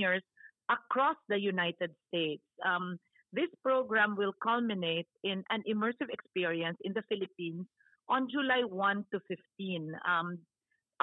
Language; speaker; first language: English; non-native, local second language; Cebuano